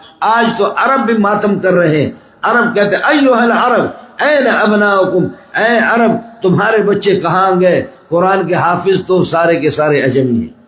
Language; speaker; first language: Urdu; non-native, local second language; Baluchi